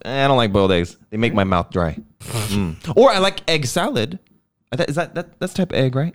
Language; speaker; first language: English; native; English